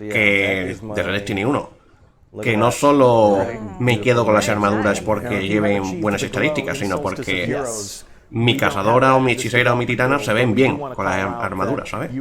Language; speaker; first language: Spanish; native; Spanish